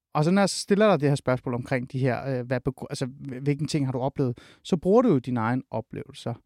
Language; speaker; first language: Danish; early bilingual, other home language; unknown